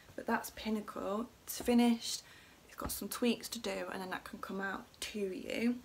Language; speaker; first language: English; native; English